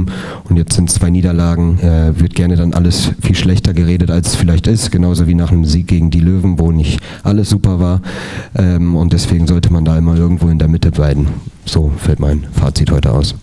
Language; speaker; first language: German; native; German